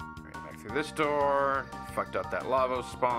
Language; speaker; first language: English; native; English